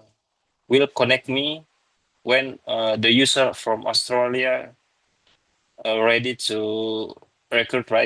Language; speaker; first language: English; non-native, learner; Indonesian